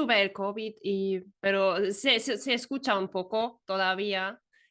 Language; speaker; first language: Spanish; non-native, fluent; German